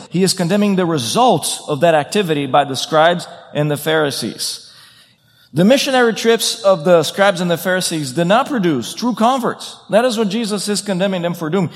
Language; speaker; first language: English; non-native, fluent; Portuguese